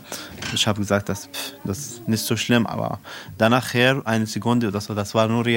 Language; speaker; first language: German; non-native, learner; Arabic